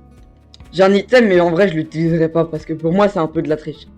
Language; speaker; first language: French; native; French